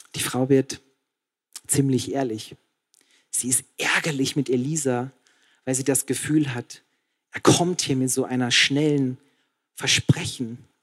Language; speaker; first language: German; native; German